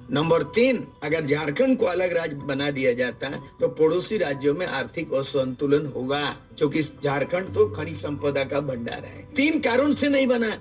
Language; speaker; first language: Hindi; non-native, local second language; Santali